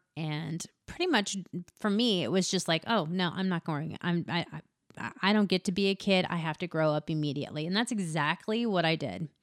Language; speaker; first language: English; native; English